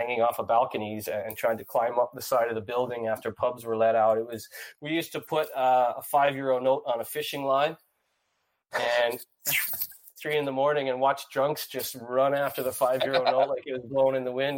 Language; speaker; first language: English; native; English